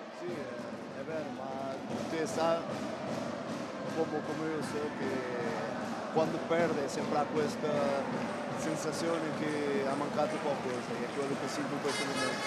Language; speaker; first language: Italian; non-native, fluent; Portuguese